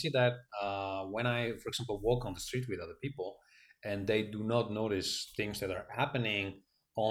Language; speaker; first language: English; non-native, fluent; Italian